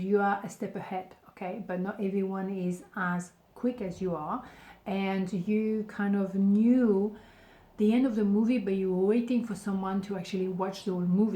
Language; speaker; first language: English; non-native, fluent; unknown